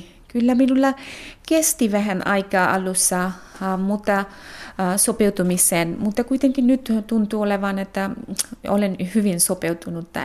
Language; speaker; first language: Finnish; non-native, fluent; Bangla